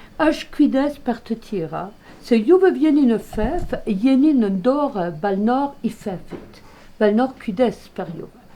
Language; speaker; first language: Albanian; non-native, learner; French